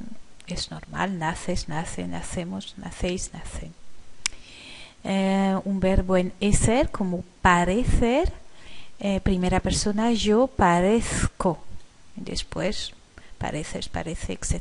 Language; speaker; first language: Spanish; non-native, fluent; French